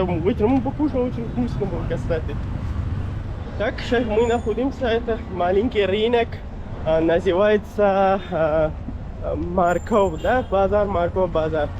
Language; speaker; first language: Russian; non-native, learner; Pashto